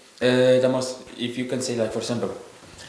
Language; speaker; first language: English; non-native, learner; Korean